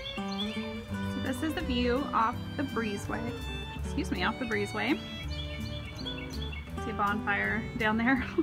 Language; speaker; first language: English; native; English